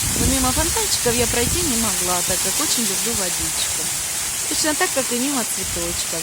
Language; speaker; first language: Russian; native; Russian